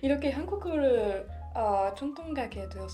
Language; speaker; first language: Korean; non-native, learner; French